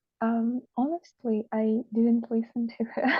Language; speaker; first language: English; non-native, learner; Russian